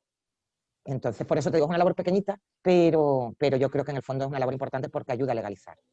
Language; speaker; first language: Spanish; native; Spanish